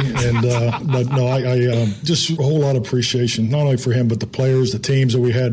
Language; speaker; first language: English; native; English